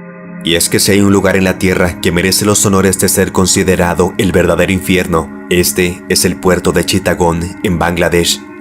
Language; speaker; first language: Spanish; native; Spanish